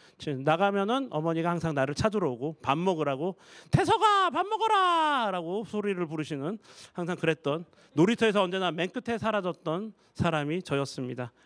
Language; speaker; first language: Korean; native; Korean